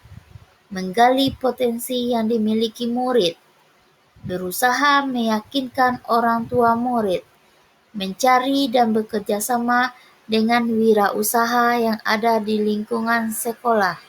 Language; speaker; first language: Indonesian; native; Indonesian